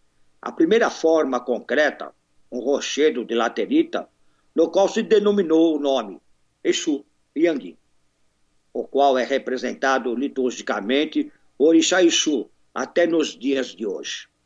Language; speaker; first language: Portuguese; native; Portuguese